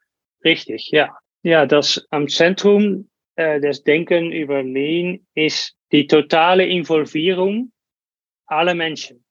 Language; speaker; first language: German; non-native, learner; Dutch